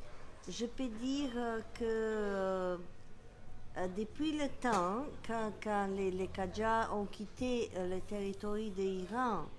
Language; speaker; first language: French; non-native, fluent; Serbian